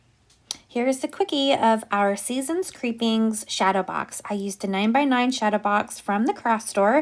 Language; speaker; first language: English; native; English